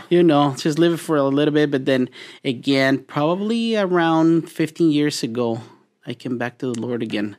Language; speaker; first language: English; non-native, fluent; Spanish